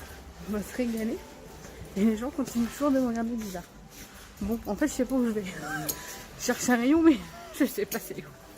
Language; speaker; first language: French; native; French